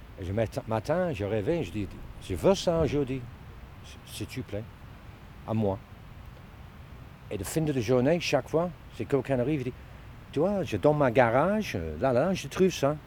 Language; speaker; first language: French; non-native, learner; Dutch